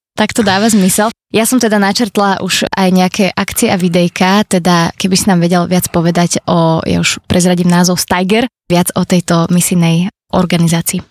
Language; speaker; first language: Slovak; native; Slovak